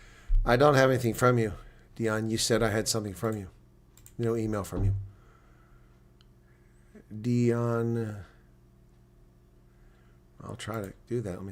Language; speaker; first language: English; native; English